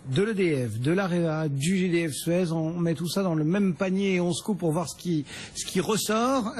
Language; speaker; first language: French; native; French